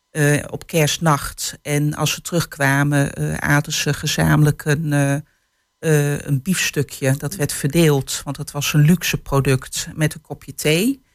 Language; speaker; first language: Dutch; native; Dutch